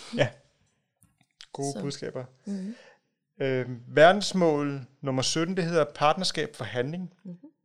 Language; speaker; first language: Danish; native; Danish